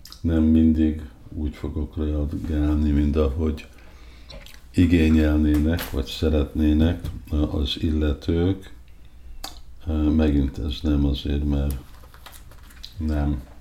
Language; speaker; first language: Hungarian; early bilingual, heritage; Hungarian